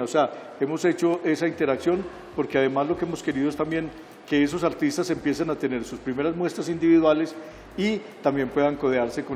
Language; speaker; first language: Spanish; native; Spanish